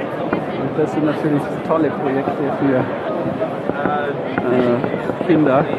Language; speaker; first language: German; native; German